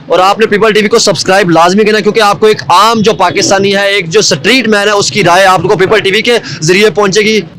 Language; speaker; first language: Urdu; non-native, local second language; Punjabi